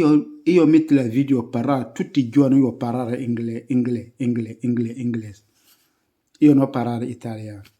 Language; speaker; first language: Italian; non-native, learner; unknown